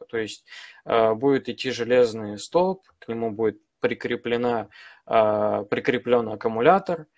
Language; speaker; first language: Russian; native; Russian